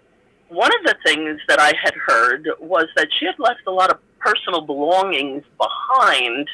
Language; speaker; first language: English; native; English